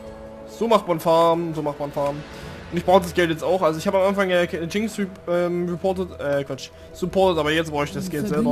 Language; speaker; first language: German; native; German